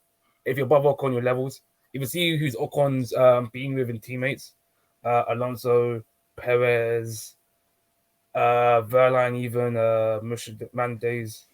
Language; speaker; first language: English; native; English